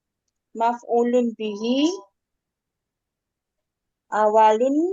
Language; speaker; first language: Arabic; non-native, learner; Indonesian